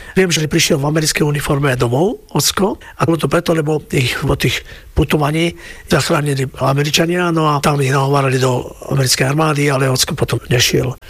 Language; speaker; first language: Slovak; native; Slovak